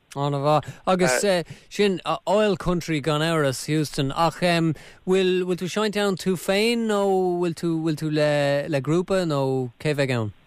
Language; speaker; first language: Irish; native; Irish